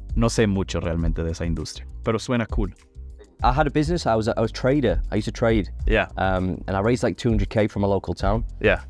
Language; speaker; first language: English; native; English